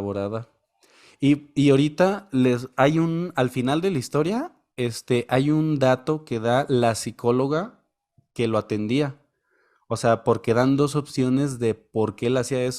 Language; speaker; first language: Spanish; native; Spanish